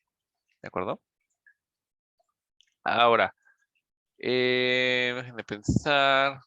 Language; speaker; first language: Spanish; native; Spanish